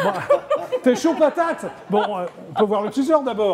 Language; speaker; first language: French; native; French